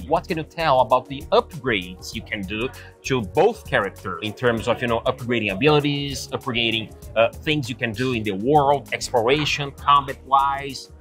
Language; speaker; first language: English; non-native, fluent; Portuguese